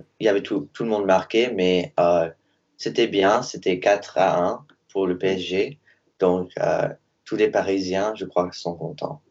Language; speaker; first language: French; non-native, learner; English